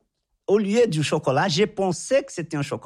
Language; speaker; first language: French; non-native, fluent; Portuguese